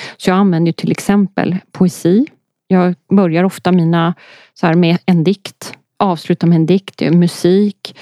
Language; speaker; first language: Swedish; early bilingual, other home language; Polish